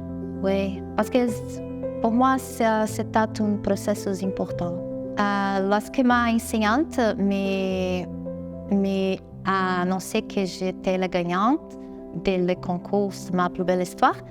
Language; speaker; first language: French; non-native, learner; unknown